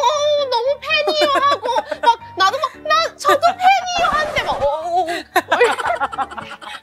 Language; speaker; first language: Korean; non-native, fluent; Thai